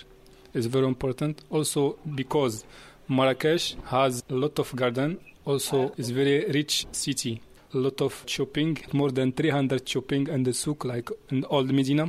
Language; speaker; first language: English; non-native, learner; Arabic